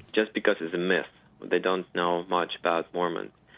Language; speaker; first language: English; non-native, fluent; Ukrainian